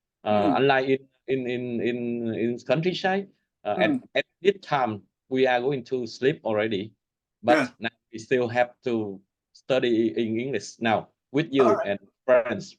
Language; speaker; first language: English; non-native, learner; Vietnamese